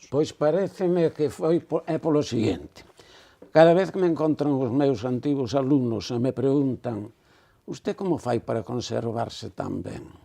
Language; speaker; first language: Galician; non-native, local second language; Spanish